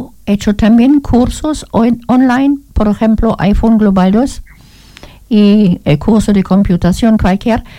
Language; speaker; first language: Spanish; non-native, learner; German